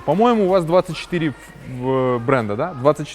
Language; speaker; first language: Russian; native; Russian